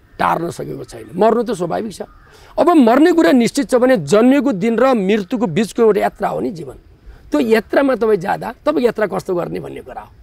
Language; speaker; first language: Nepali; native; Nepali